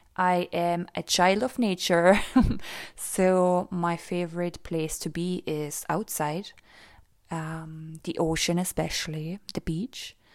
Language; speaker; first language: English; non-native, fluent; German